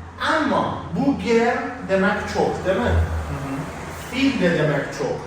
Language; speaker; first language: Turkish; non-native, learner; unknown